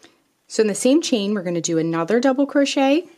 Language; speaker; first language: English; native; English